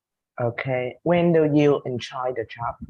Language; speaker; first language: English; non-native, learner; Vietnamese